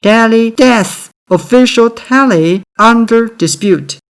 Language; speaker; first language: English; non-native, learner; Korean